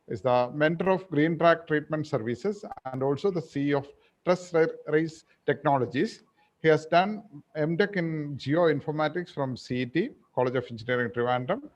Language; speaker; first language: English; non-native, local second language; Malayalam